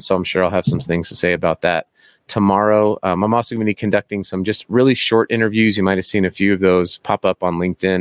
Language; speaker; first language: English; native; English